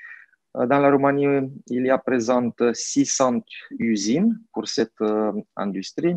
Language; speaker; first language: French; non-native, fluent; Romanian